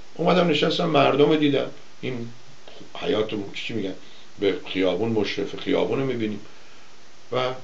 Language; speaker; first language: Persian; native; Persian